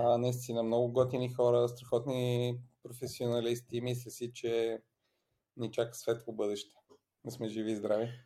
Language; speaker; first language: Bulgarian; early bilingual, other home language; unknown